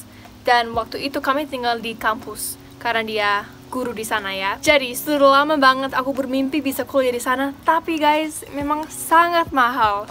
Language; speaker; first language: Indonesian; non-native, fluent; English